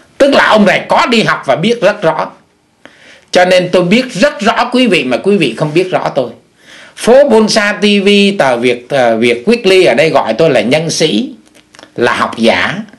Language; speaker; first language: Vietnamese; native; Vietnamese